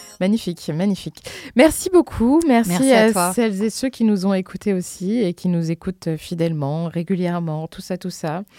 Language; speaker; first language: French; native; French